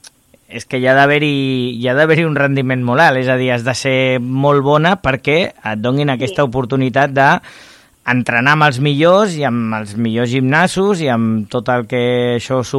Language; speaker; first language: Catalan; native; Catalan